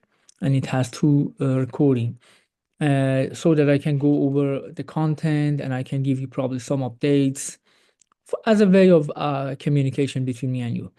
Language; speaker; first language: English; non-native, fluent; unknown